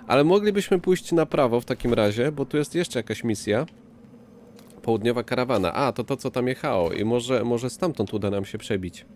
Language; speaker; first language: Polish; native; Polish